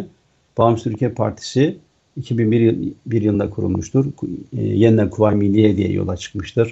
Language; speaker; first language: Turkish; native; Turkish